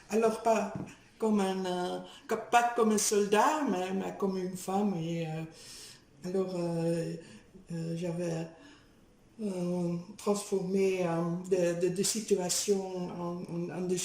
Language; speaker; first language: French; non-native, fluent; Dutch